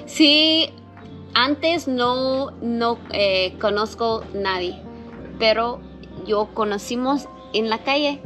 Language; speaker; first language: Spanish; non-native, learner; English